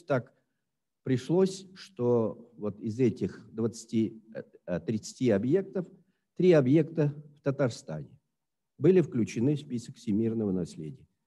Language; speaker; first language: Russian; native; Russian